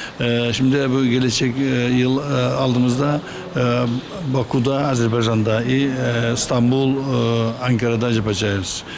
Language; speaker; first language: Turkish; non-native, learner; Kyrgyz